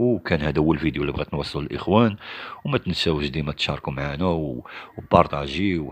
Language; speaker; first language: Arabic; native; Arabic